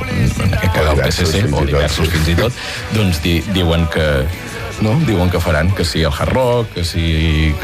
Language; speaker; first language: Catalan; native; Catalan